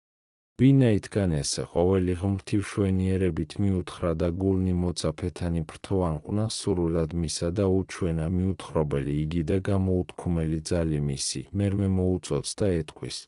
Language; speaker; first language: Georgian; native; Georgian